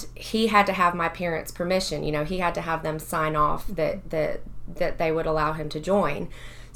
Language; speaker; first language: English; native; English